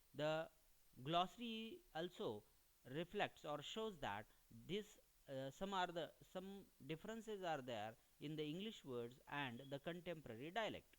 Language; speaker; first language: English; non-native, local second language; Marathi